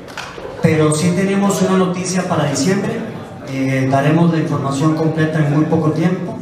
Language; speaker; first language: Spanish; native; Spanish